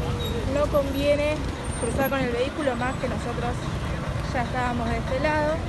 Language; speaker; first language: Spanish; native; Spanish